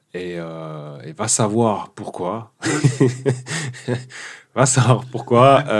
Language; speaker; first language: French; early bilingual, other home language; Portuguese